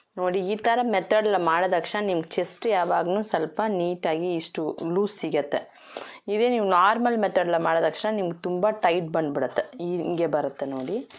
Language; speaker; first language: Kannada; non-native, local second language; Tamil